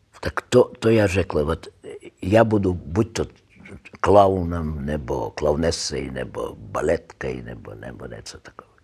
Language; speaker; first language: Czech; non-native, learner; Russian